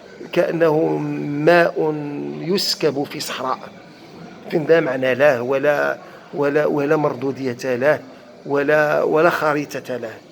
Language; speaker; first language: Arabic; native; Arabic